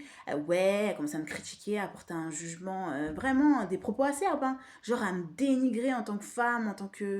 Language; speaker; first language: French; native; French